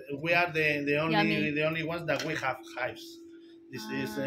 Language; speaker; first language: English; non-native, learner; Spanish